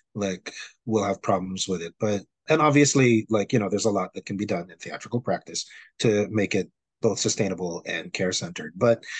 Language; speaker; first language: English; non-native, local second language; Filipino